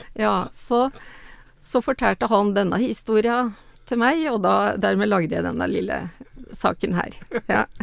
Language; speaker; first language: Norwegian; native; Norwegian